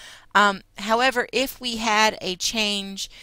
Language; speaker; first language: English; native; English